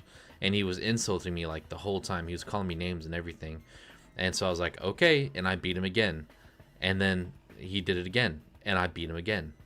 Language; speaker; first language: English; native; English